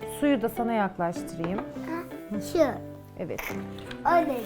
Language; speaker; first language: Turkish; native; Turkish